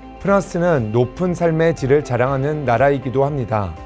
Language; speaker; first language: Korean; early bilingual, heritage; Korean